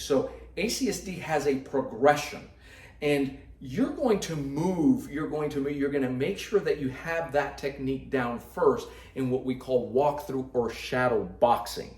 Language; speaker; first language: English; native; English